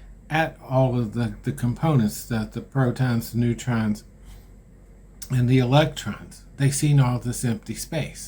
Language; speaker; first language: English; native; English